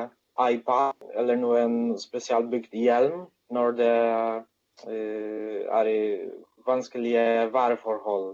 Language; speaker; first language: Norwegian; non-native, fluent; Polish